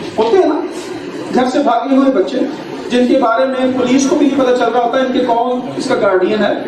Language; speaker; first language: Urdu; non-native, local second language; Punjabi